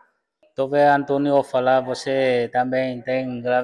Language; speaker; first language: Portuguese; non-native, learner; Vietnamese